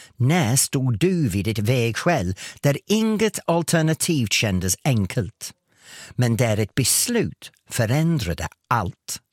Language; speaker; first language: Swedish; non-native, fluent; English